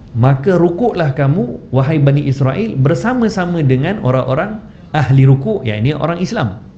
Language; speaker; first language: Malay; non-native, fluent; Malayalam